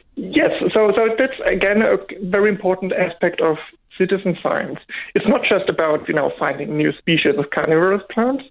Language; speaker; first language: English; non-native, fluent; German